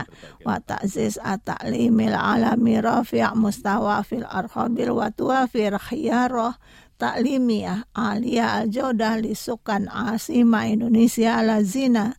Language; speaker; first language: Arabic; non-native, fluent; Indonesian